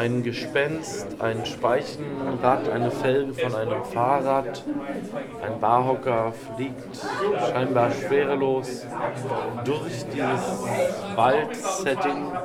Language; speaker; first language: German; native; German